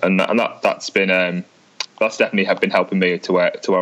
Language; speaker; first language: English; native; English